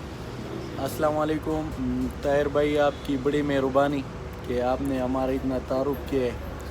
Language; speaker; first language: Hindi; non-native, local second language; Pashto